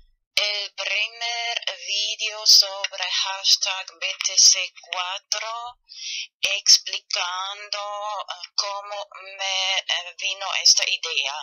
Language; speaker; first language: Spanish; non-native, learner; German